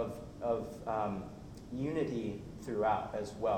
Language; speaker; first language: English; native; English